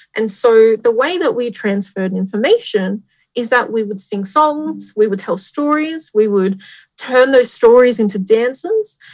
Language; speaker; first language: English; native; English